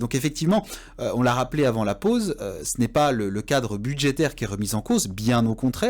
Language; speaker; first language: French; native; French